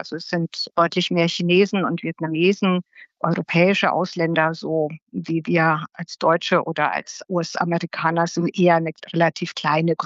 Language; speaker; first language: German; native; German